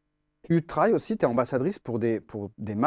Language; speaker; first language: French; native; French